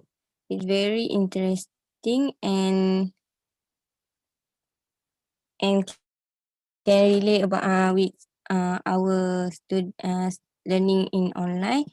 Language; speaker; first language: English; non-native, learner; Malay